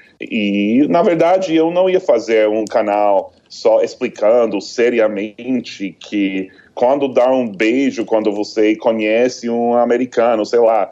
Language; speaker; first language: Portuguese; non-native, fluent; English